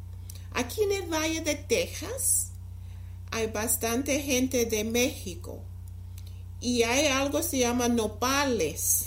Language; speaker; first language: Spanish; non-native, fluent; English